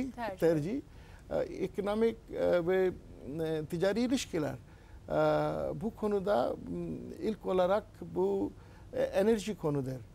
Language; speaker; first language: Turkish; non-native, learner; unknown